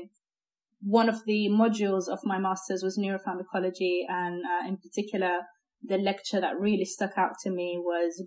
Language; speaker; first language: English; native; English